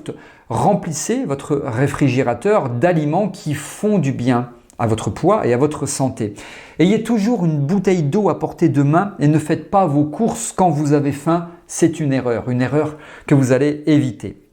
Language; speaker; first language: French; native; French